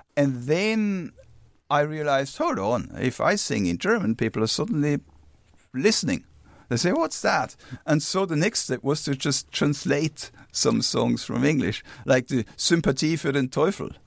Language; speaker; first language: English; non-native, fluent; German